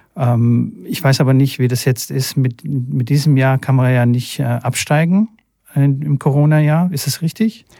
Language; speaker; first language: German; early bilingual, other home language; Bulgarian